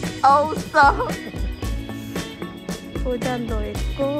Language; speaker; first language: Korean; non-native, learner; Italian